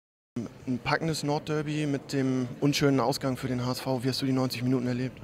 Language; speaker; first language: German; native; German